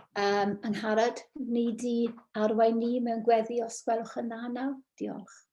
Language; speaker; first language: Welsh; non-native, local second language; English